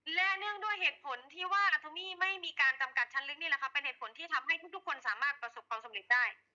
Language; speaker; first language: Thai; native; Thai